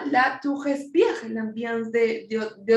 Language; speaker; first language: French; non-native, fluent; Spanish